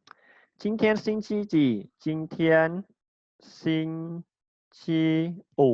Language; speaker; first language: Chinese; non-native, fluent; Khmer